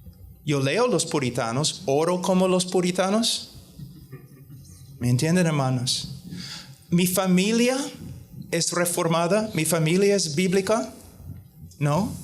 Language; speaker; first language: Spanish; non-native, fluent; English